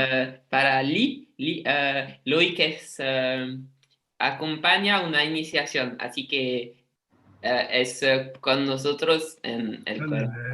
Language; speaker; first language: Spanish; non-native, learner; French